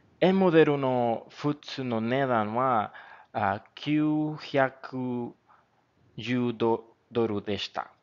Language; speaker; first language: Japanese; non-native, learner; Spanish